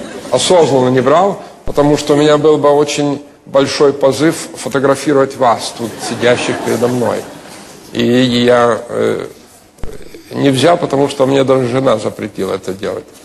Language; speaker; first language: Russian; non-native, fluent; Lithuanian